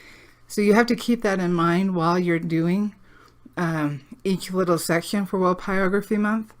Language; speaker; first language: English; native; English